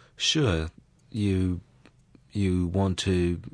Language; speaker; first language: English; native; English